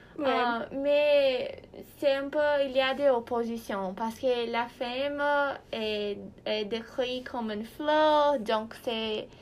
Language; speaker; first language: French; non-native, learner; Portuguese